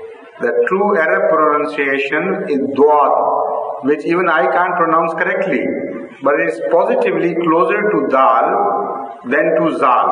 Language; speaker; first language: English; non-native, local second language; Urdu